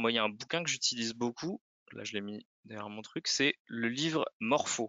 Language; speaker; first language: French; native; French